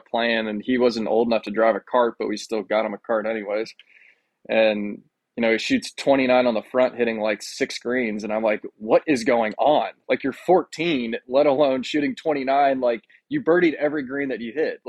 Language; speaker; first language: English; native; English